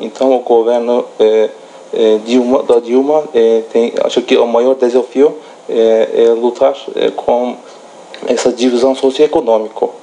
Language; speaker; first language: Portuguese; non-native, fluent; Turkish